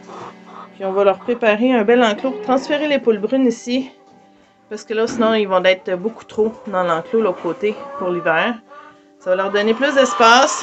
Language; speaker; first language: French; native; French